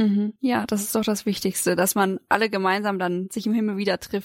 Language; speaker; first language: German; native; German